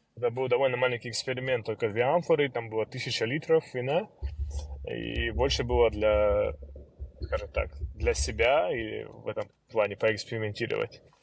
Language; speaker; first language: Russian; early bilingual, other home language; Georgian